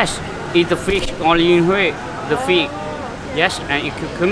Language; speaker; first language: English; non-native, learner; Vietnamese